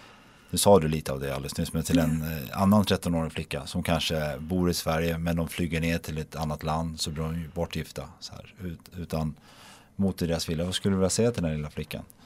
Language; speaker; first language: Swedish; native; Swedish